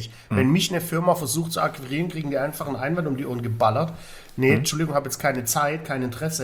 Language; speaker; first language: German; native; German